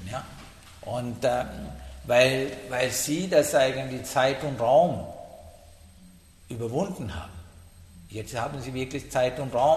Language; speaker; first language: German; non-native, learner; Sinhala